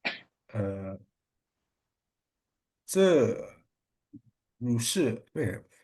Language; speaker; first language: Chinese; non-native, learner; Indonesian